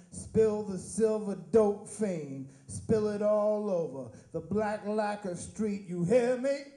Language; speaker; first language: English; native; English